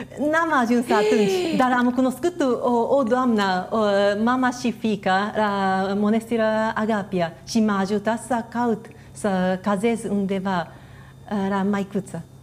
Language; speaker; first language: Romanian; non-native, fluent; Japanese